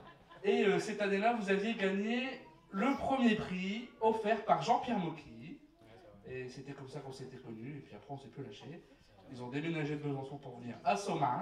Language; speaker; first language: French; native; French